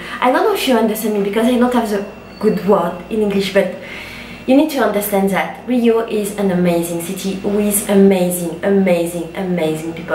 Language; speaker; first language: English; non-native, learner; French